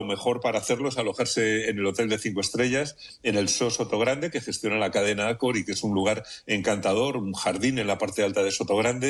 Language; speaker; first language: Spanish; native; Spanish